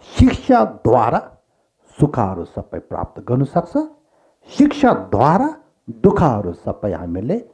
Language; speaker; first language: Nepali; non-native, local second language; Tibetan